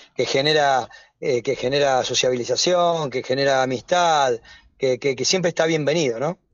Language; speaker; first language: Spanish; native; Spanish